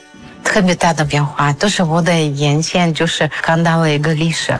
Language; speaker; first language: Chinese; non-native, fluent; Russian